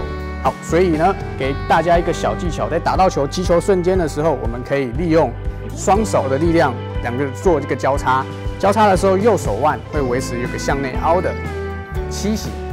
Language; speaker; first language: Chinese; native; Chinese